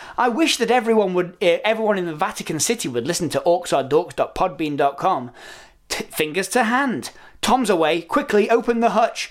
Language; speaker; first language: English; native; English